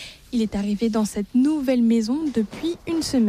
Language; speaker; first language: French; native; French